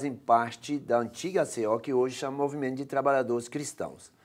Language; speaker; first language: Portuguese; non-native, fluent; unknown